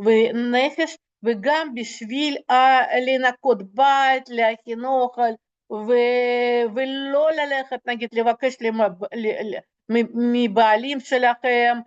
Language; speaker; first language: Hebrew; non-native, fluent; Russian